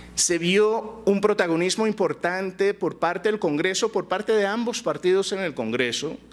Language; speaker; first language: Spanish; early bilingual, heritage; Spanish